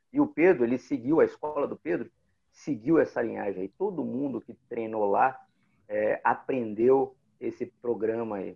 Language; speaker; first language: Portuguese; native; Portuguese